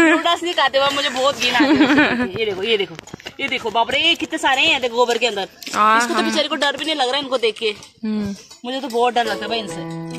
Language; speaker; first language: Hindi; non-native, local second language; Garhwali